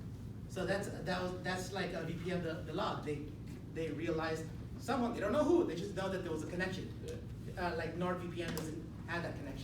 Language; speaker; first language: English; non-native, fluent; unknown